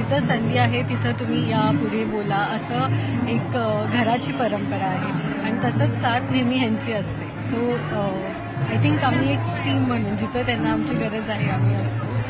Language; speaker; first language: Marathi; non-native, fluent; Hindi